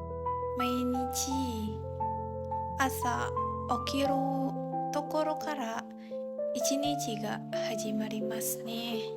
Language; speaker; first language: Japanese; non-native, learner; Indonesian